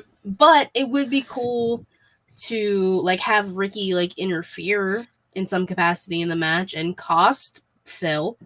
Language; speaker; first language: English; native; English